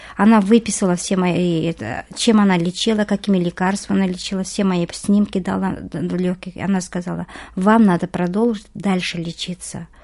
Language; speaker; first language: Russian; non-native, local second language; Kazakh